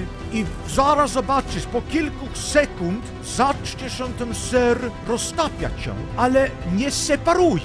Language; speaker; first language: Polish; non-native, learner; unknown